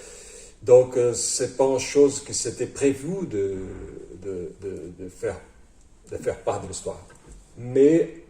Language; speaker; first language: French; non-native, fluent; Portuguese